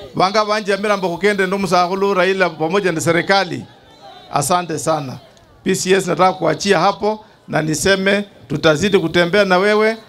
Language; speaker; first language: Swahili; non-native, local second language; Luyia